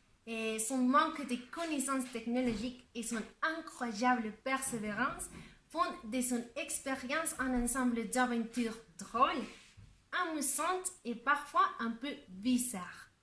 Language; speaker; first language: French; non-native, learner; Spanish